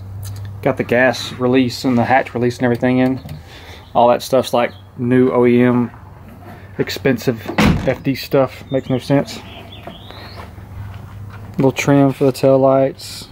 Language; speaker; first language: English; native; English